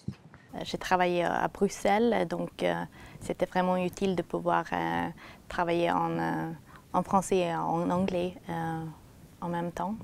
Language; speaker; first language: French; non-native, fluent; Swedish